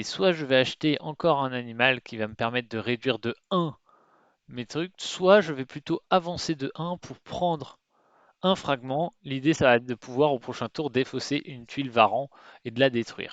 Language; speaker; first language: French; native; French